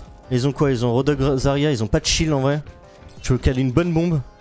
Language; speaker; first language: French; native; French